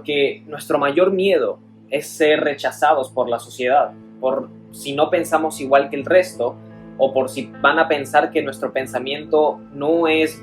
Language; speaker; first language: Spanish; native; Spanish